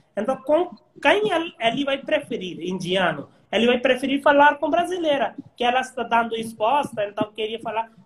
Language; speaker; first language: Portuguese; non-native, learner; Hindi